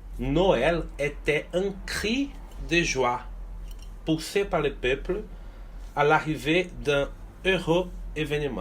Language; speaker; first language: French; non-native, fluent; Portuguese